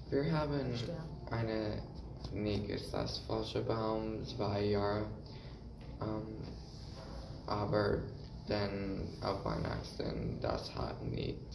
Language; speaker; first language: German; non-native, learner; English